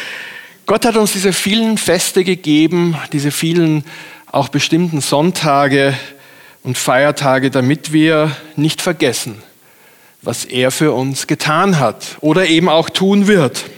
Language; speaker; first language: German; native; German